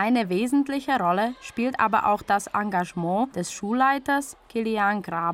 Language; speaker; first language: German; native; German